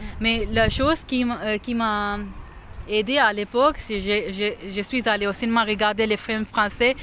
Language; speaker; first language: French; non-native, fluent; Urdu